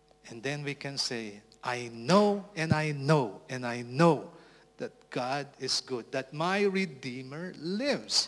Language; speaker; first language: English; non-native, local second language; Filipino